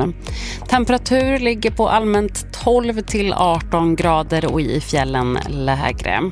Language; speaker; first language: Swedish; native; Swedish